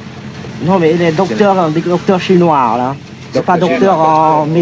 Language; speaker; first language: French; non-native, fluent; Vietnamese